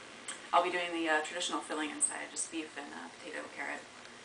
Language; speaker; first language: English; native; English